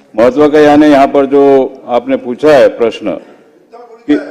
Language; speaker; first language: Hindi; non-native, local second language; Marathi